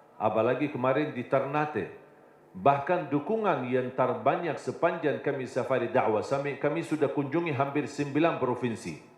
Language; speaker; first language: Indonesian; non-native, fluent; Arabic